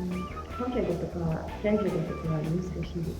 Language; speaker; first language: Japanese; non-native, learner; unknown